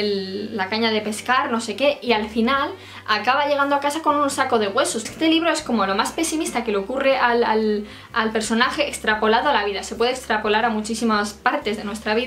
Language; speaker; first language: Spanish; native; Spanish